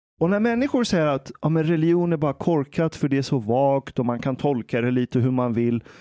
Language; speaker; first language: Swedish; early bilingual, other home language; Persian